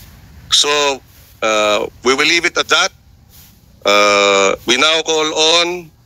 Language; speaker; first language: English; non-native, local second language; Filipino